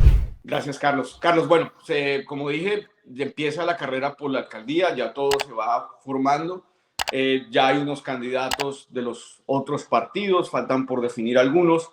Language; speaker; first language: Spanish; native; Spanish